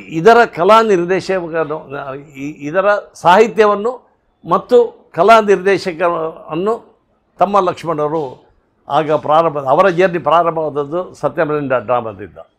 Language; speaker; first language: Kannada; non-native, local second language; Tulu